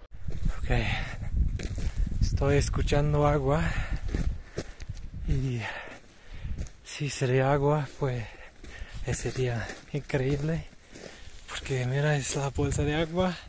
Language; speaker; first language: Spanish; non-native, learner; German